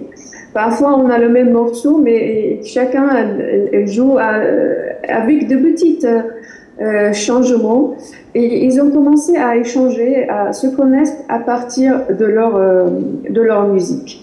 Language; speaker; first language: French; non-native, fluent; Arabic